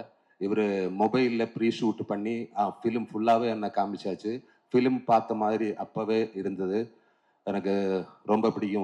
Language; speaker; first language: Tamil; non-native, fluent; Malayalam